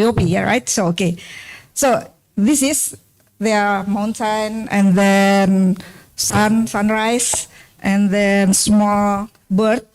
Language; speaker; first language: English; non-native, learner; Indonesian